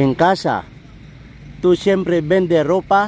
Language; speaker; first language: Spanish; non-native, learner; Filipino